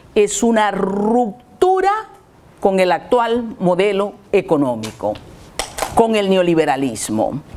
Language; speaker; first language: Spanish; native; Spanish